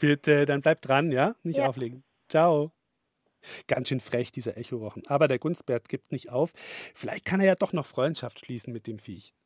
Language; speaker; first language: German; native; German